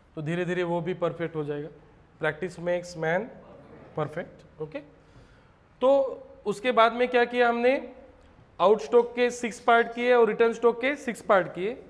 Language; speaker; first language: Hindi; non-native, local second language; Marathi